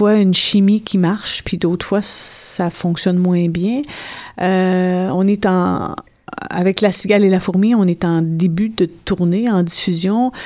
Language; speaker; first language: French; native; French